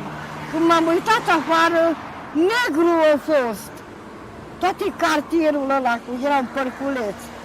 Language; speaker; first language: Romanian; non-native, local second language; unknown